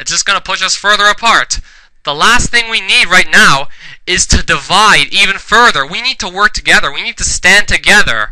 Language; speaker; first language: English; native; English